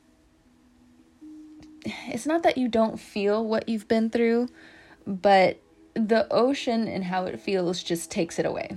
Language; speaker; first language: English; native; English